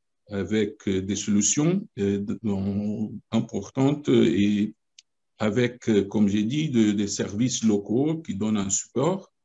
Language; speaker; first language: French; non-native, fluent; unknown